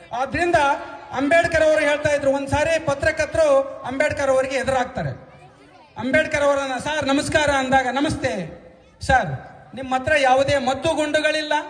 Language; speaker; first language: Kannada; non-native, local second language; Lambadi